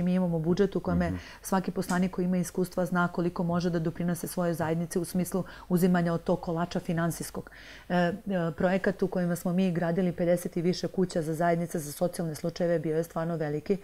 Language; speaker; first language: Serbian; native; Serbian